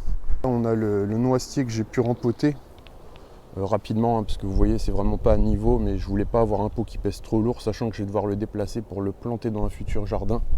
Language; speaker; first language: French; native; French